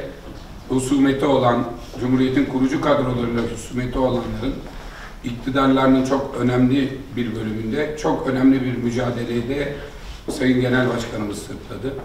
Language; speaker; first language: Turkish; native; Turkish